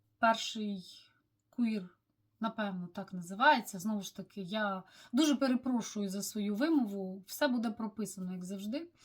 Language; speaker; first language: Ukrainian; non-native, local second language; Russian